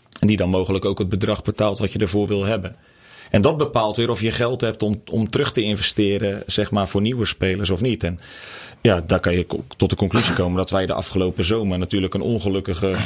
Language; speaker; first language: Dutch; native; Dutch